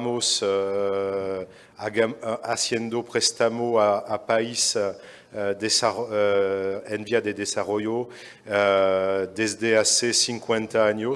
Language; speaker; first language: Spanish; non-native, fluent; French